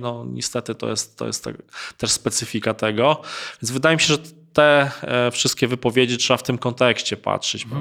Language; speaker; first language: Polish; native; Polish